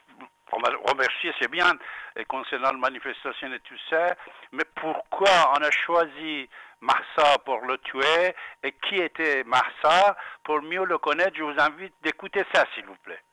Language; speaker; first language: French; non-native, fluent; Persian